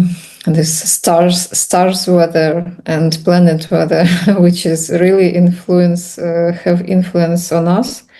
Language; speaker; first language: English; non-native, learner; Russian